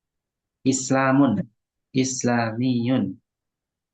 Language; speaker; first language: Arabic; non-native, fluent; Indonesian